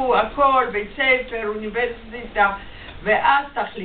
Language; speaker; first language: Hebrew; non-native, fluent; Yiddish